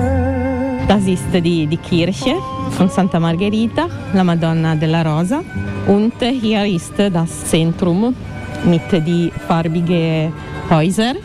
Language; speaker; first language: German; non-native, learner; Italian